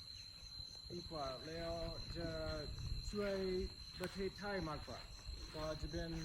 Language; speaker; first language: Thai; non-native, learner; English